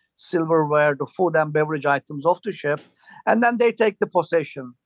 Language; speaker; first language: English; non-native, fluent; Turkish